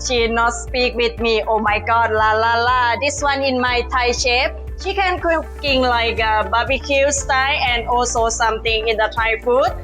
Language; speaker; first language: English; non-native, learner; Thai